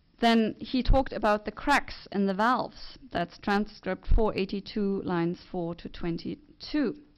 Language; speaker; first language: English; non-native, fluent; German